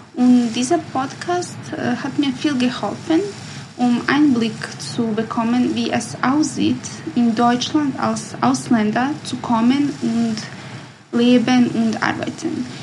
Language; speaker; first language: German; non-native, learner; Bosnian